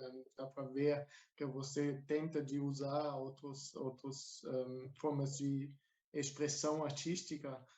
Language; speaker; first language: Portuguese; non-native, fluent; German